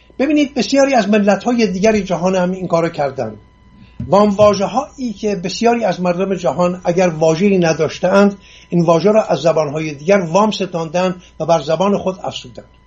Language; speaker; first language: Persian; non-native, local second language; Assyrian Neo-Aramaic